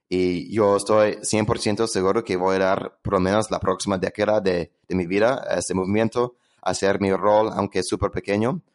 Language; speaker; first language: Spanish; non-native, fluent; English